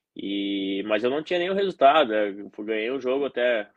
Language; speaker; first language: Portuguese; native; Portuguese